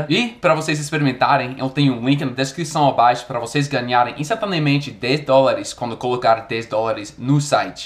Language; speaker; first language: Portuguese; non-native, fluent; English